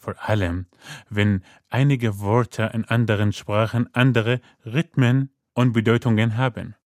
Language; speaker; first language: German; non-native, fluent; Arabic